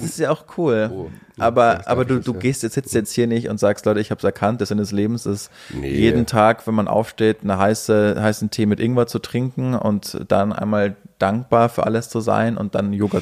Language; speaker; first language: German; native; German